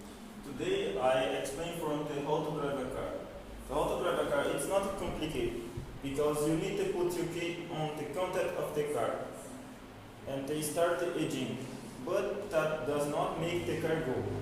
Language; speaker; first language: English; non-native, learner; Portuguese